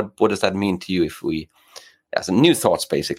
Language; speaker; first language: English; non-native, fluent; Norwegian